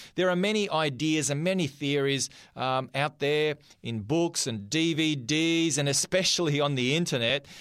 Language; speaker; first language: English; non-native, fluent; Macedonian